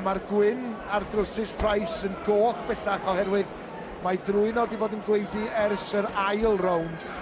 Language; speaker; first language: Welsh; native; Welsh